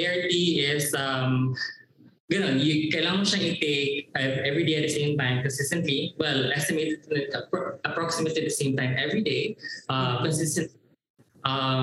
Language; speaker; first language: English; non-native, local second language; Cebuano